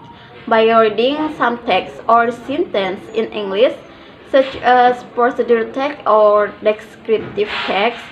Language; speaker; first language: English; non-native, learner; Indonesian